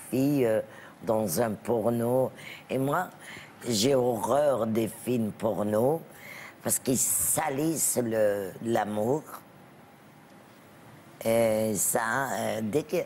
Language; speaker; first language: French; non-native, local second language; Arabic